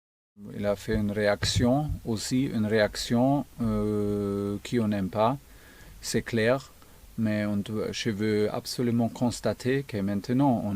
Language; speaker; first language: French; non-native, fluent; German